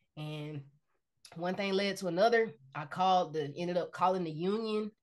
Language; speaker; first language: English; native; English